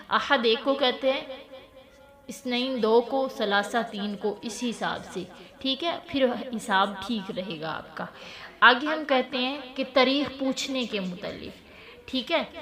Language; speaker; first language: Urdu; native; Urdu